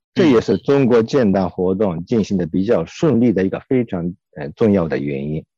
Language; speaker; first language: Chinese; non-native, fluent; Japanese